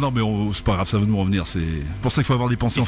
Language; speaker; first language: French; native; French